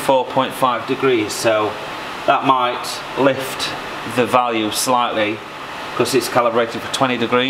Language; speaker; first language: English; native; English